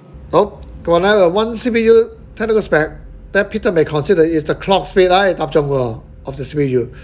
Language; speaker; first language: English; non-native, local second language; Cantonese